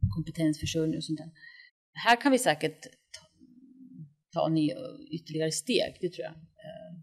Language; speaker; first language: Swedish; native; Swedish